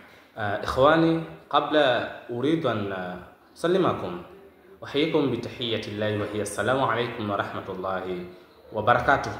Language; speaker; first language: Arabic; non-native, fluent; Swahili